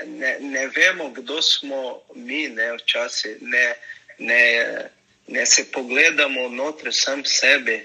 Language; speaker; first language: Slovenian; non-native, learner; Portuguese